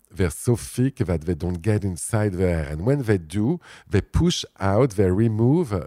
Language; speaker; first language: English; non-native, fluent; French